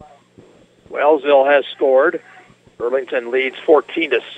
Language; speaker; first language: English; native; English